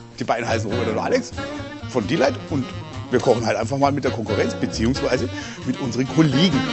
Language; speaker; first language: German; native; German